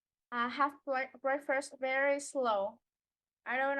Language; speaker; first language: English; non-native, learner; Vietnamese